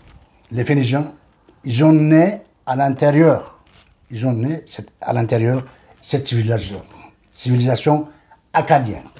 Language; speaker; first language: French; non-native, learner; Turkish